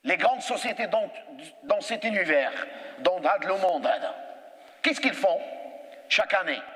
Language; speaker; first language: French; non-native, local second language; Arabic